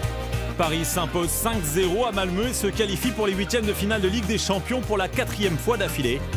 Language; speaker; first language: French; native; French